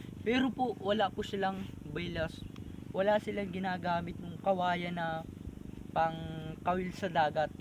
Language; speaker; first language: Filipino; non-native, local second language; Bikol